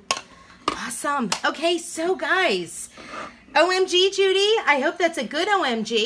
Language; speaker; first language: English; native; English